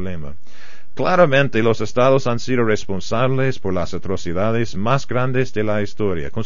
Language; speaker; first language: Spanish; non-native, fluent; English